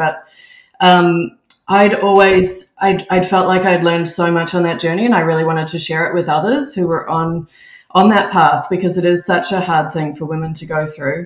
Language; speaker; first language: English; native; English